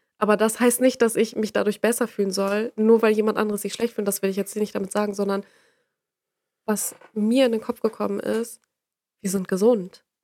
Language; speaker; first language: German; native; German